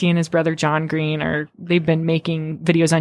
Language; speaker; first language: English; native; English